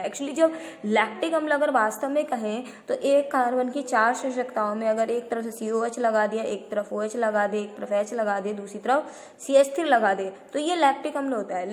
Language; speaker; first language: Hindi; native; Hindi